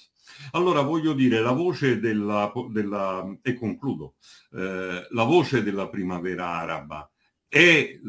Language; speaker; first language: Italian; native; Italian